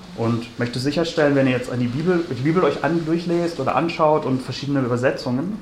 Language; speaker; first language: German; native; German